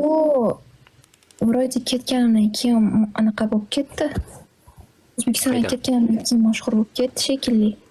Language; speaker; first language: Kazakh; non-native, learner; Uzbek